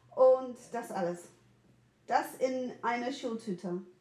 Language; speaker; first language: German; non-native, fluent; English